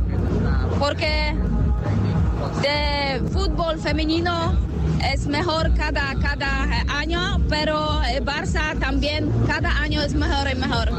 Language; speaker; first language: Spanish; non-native, learner; Polish